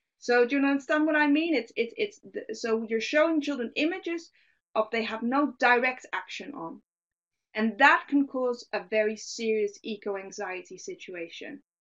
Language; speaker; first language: English; non-native, fluent; Dutch